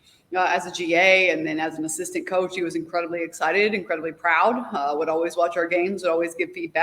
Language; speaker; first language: English; native; English